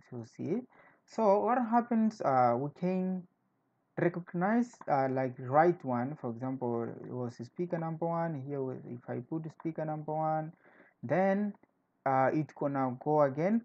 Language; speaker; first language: English; non-native, fluent; Portuguese